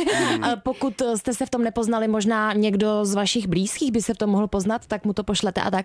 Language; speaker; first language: Czech; native; Czech